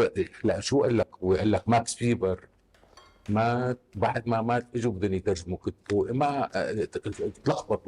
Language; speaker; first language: Arabic; native; Arabic